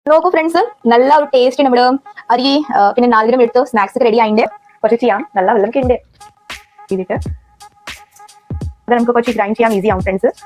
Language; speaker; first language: Malayalam; non-native, learner; Hindi